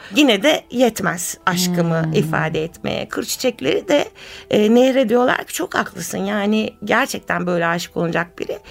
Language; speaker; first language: Turkish; native; Turkish